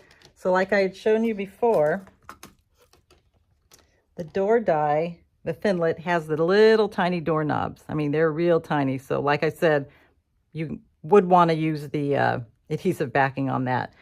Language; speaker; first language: English; native; English